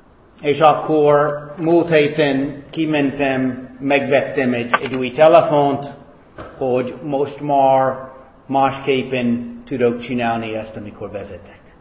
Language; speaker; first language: Hungarian; non-native, fluent; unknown